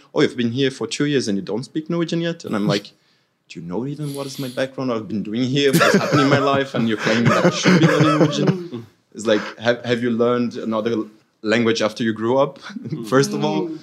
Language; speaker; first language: English; non-native, fluent; Arabic